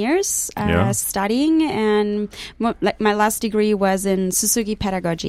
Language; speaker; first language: English; non-native, fluent; Spanish